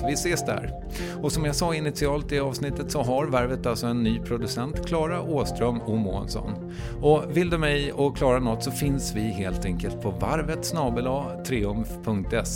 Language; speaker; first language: Swedish; native; Swedish